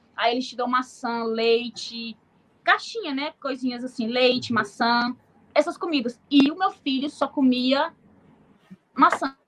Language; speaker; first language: Portuguese; native; Portuguese